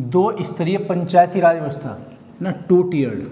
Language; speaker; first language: Hindi; native; Hindi